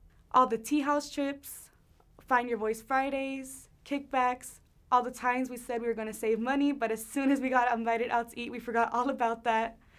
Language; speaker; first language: English; early bilingual, other home language; Spanish